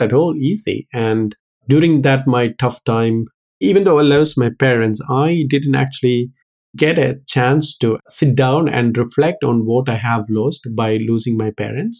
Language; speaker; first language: English; non-native, local second language; Malayalam